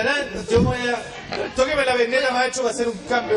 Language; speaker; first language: Spanish; native; Spanish